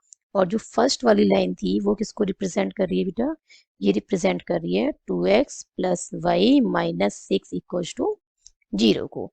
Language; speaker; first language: Hindi; native; Hindi